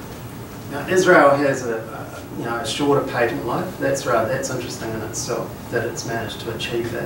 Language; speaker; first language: English; native; English